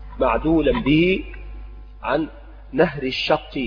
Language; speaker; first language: Arabic; native; Arabic